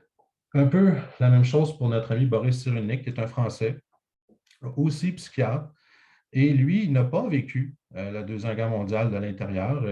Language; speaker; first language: French; native; French